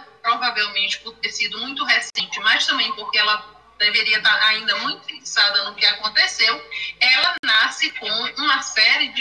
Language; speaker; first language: Portuguese; native; Portuguese